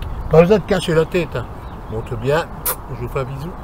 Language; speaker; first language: French; native; French